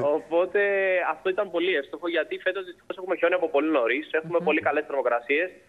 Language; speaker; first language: Greek; native; Greek